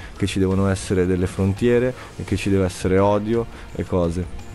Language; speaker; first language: Italian; native; Italian